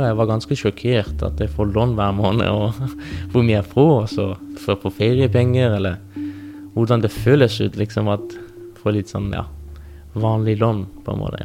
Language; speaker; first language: Norwegian; early bilingual, other home language; Persian